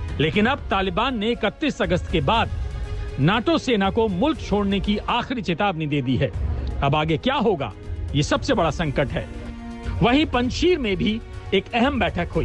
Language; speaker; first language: Hindi; native; Hindi